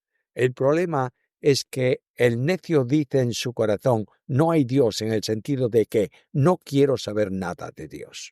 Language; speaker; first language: Spanish; native; Spanish